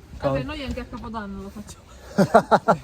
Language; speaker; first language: Italian; native; Italian